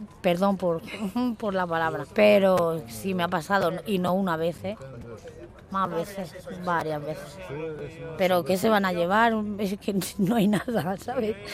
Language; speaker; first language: Spanish; native; Spanish